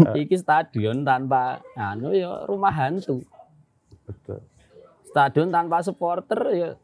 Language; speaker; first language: Indonesian; non-native, local second language; Javanese